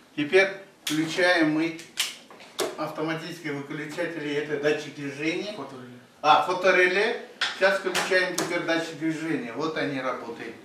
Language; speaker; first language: Russian; non-native, local second language; Kazakh